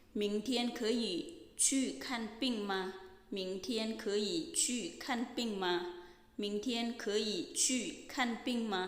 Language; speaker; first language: Chinese; non-native, fluent; Thai